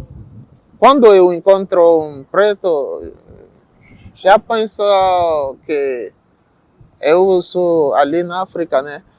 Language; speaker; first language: Portuguese; non-native, learner; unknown